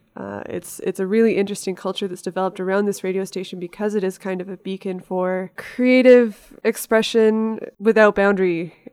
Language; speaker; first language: English; native; English